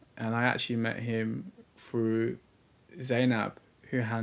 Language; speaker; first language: English; native; English